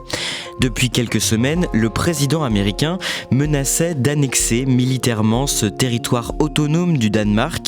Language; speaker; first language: French; native; French